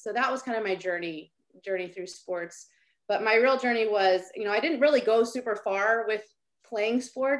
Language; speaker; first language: English; native; English